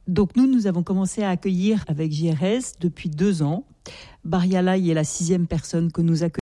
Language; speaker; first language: French; native; French